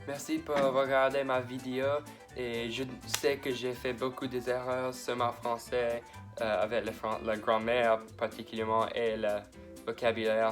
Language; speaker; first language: French; non-native, learner; English